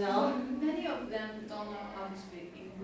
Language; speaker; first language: English; non-native, learner; Chinese